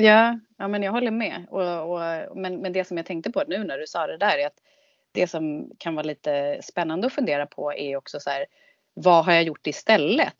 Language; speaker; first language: Swedish; native; Swedish